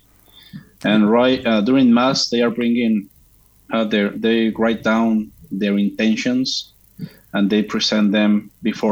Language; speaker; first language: English; non-native, fluent; Spanish